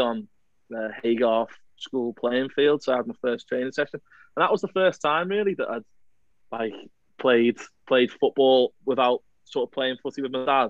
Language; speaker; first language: English; native; English